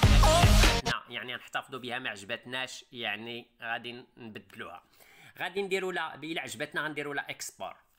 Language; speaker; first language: Arabic; native; Arabic